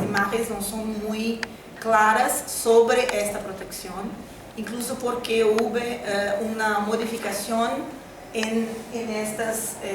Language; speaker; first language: Spanish; non-native, fluent; Portuguese